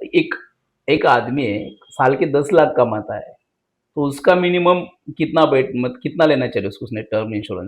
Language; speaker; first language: Hindi; non-native, local second language; Marathi